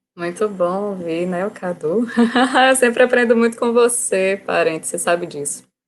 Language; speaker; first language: Portuguese; native; Portuguese